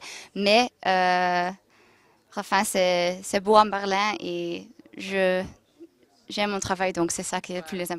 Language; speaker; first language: French; non-native, local second language; Dutch